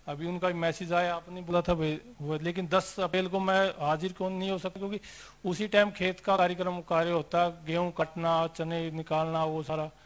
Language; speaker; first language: Hindi; native; Hindi